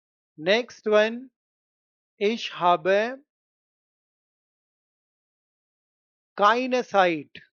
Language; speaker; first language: German; non-native, fluent; Hindi